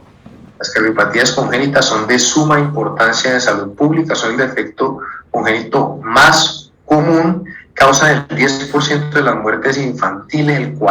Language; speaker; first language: Spanish; native; Spanish